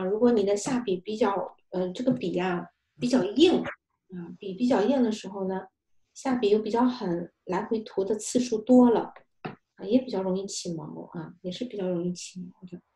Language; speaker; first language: Chinese; native; Chinese